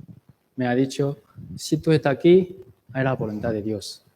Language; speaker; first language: Spanish; non-native, learner; Chinese